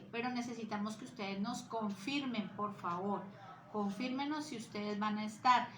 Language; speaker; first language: Spanish; native; Spanish